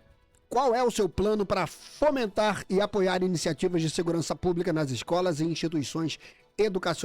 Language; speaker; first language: Portuguese; native; Portuguese